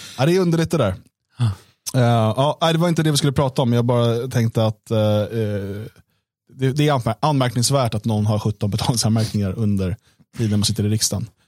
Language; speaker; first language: Swedish; native; Swedish